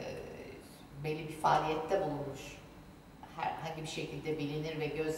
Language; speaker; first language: Turkish; native; Turkish